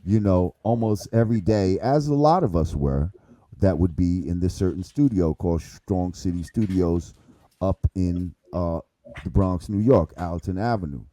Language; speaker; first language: English; native; English